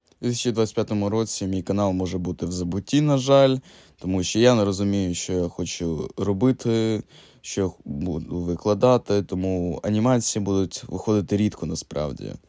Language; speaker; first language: Ukrainian; native; Ukrainian